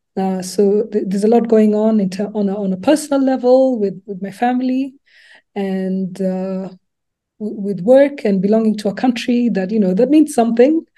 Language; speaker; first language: English; non-native, local second language; Luba-Lulua